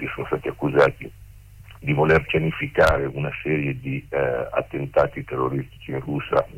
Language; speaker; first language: Italian; native; Italian